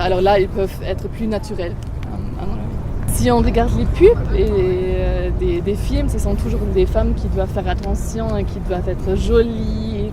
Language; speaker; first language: French; non-native, fluent; German